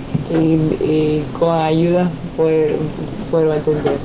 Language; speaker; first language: Spanish; non-native, learner; English